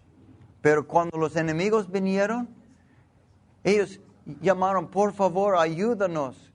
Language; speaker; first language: Spanish; non-native, learner; English